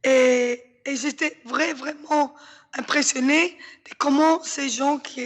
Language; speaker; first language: French; non-native, fluent; Spanish